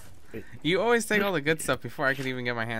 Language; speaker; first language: English; native; English